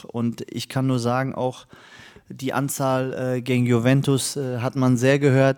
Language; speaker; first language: German; native; German